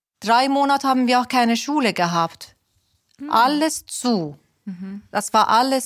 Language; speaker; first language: German; non-native, learner; Persian